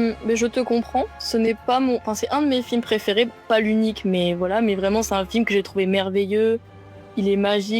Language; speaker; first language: French; native; French